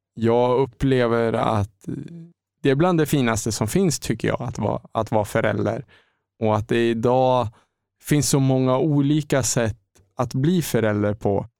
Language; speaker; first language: Swedish; native; Swedish